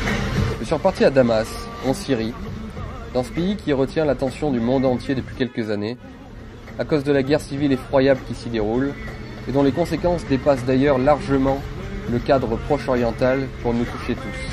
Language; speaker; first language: French; native; French